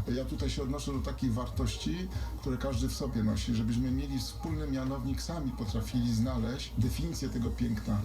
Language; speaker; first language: Polish; native; Polish